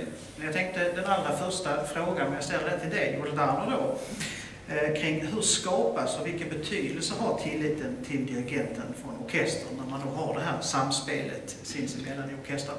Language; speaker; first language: Swedish; native; Swedish